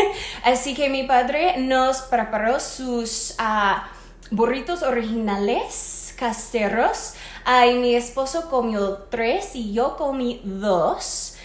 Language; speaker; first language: Spanish; non-native, fluent; English